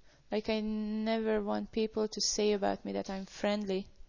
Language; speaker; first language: English; non-native, fluent; Hungarian